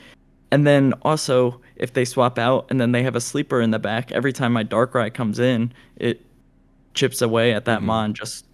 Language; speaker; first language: English; native; English